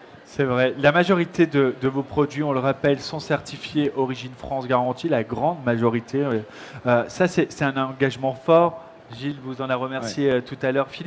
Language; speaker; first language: French; native; French